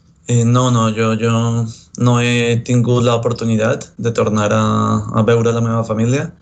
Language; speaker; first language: Catalan; non-native, fluent; Spanish